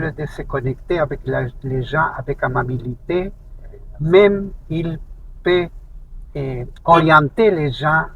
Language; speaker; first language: French; non-native, fluent; Spanish